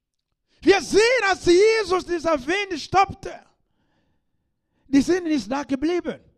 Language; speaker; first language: German; non-native, learner; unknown